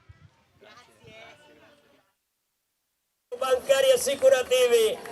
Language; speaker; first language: Italian; native; Italian